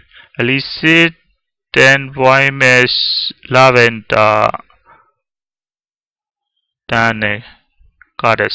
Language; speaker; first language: Finnish; non-native, learner; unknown